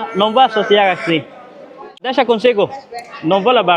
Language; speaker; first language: Portuguese; non-native, learner; Bangla